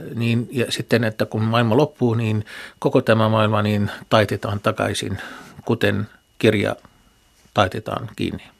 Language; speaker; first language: Finnish; non-native, fluent; Arabic